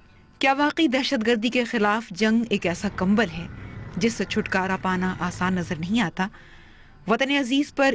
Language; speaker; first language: Urdu; native; Urdu